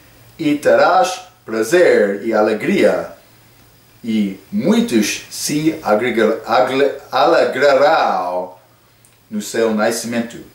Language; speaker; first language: Portuguese; non-native, fluent; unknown